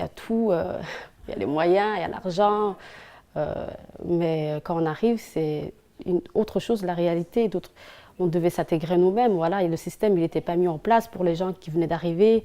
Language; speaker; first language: French; early bilingual, other home language; Somali